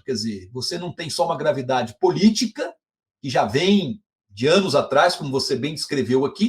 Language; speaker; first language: Portuguese; native; Portuguese